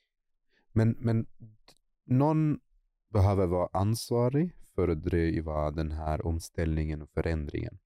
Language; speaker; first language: Swedish; non-native, fluent; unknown